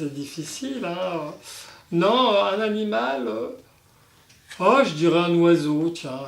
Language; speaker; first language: French; native; French